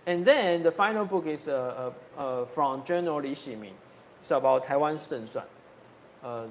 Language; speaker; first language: English; non-native, fluent; Chinese